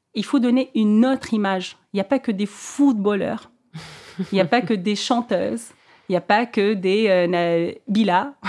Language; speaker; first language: French; non-native, local second language; Arabic